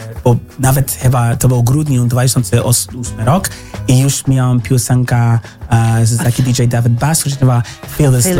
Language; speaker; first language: Polish; non-native, learner; English